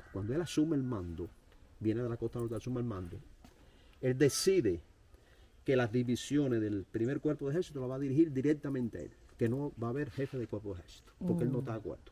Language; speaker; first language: Spanish; native; Spanish